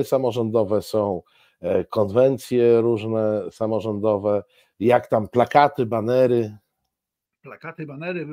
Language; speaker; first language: Polish; native; Polish